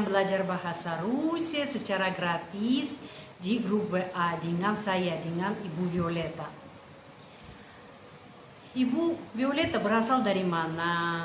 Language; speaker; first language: Indonesian; non-native, fluent; Russian